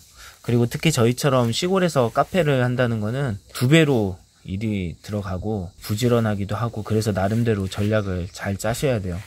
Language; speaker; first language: Korean; native; Korean